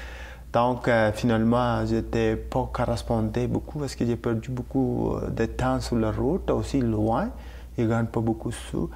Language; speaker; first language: French; non-native, learner; Tamil